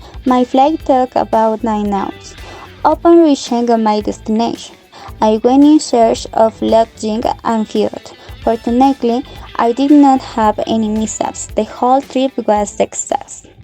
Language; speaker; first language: English; non-native, learner; Spanish